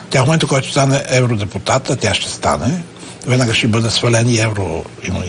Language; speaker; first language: Bulgarian; native; Bulgarian